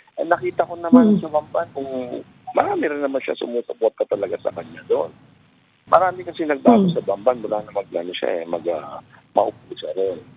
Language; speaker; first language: Filipino; native; Filipino